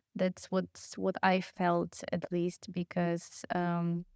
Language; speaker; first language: English; non-native, fluent; Polish